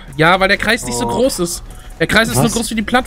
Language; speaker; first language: German; native; German